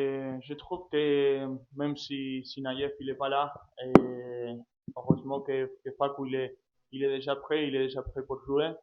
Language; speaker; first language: French; non-native, fluent; Spanish